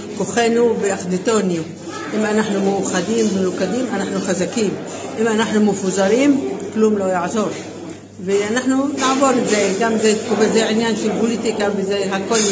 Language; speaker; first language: Hebrew; non-native, local second language; Arabic